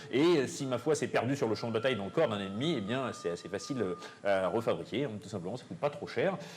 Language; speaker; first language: French; native; French